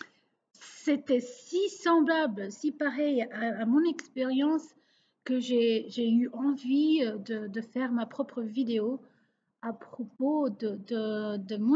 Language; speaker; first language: French; non-native, local second language; Portuguese